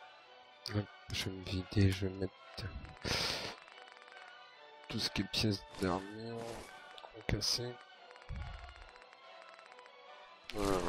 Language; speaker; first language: French; native; French